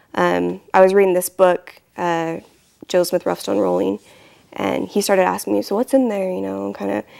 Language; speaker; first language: English; native; English